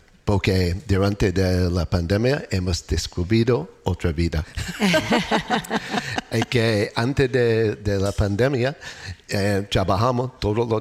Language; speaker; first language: Spanish; non-native, learner; English